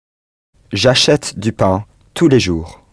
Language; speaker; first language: French; non-native, learner; English